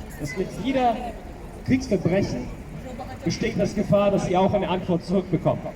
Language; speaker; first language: German; non-native, fluent; Ukrainian